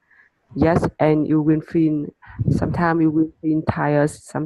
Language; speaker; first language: English; non-native, learner; Vietnamese